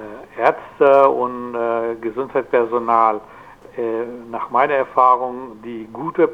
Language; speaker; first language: German; non-native, fluent; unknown